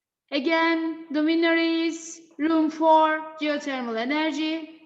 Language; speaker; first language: English; non-native, fluent; Turkish